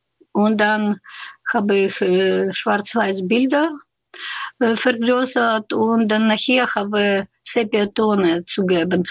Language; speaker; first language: German; non-native, fluent; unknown